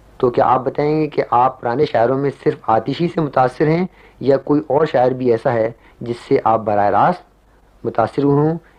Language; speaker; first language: Urdu; native; Urdu